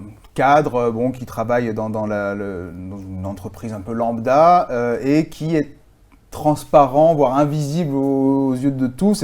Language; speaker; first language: French; native; French